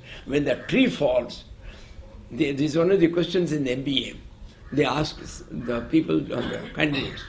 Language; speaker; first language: English; non-native, local second language; Tamil